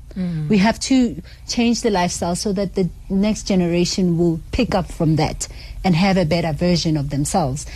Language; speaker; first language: English; non-native, local second language; Zulu